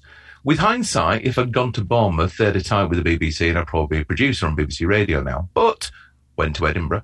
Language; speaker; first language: English; native; English